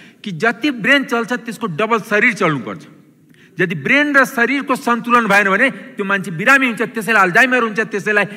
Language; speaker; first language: Nepali; non-native, local second language; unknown